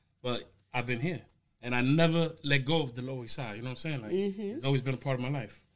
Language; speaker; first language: English; early bilingual, other home language; Spanish